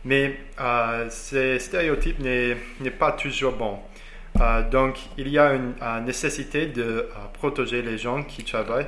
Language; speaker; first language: French; non-native, learner; English